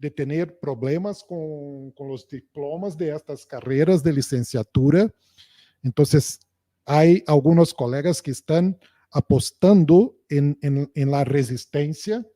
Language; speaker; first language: Spanish; non-native, fluent; Portuguese